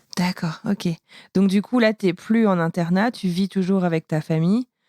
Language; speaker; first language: French; native; French